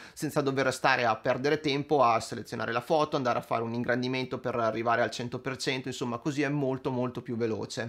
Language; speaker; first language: Italian; native; Italian